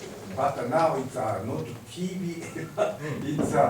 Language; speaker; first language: English; non-native, learner; Japanese